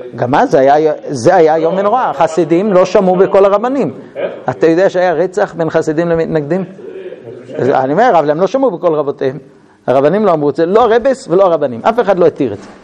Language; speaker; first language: Hebrew; non-native, fluent; English